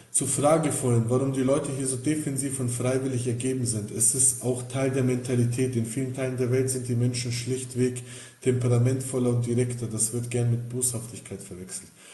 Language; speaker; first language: German; early bilingual, other home language; Bosnian